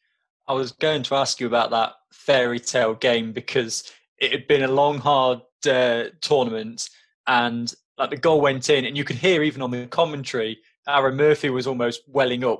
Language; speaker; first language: English; native; English